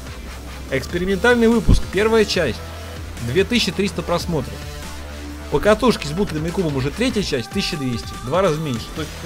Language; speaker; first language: Russian; native; Russian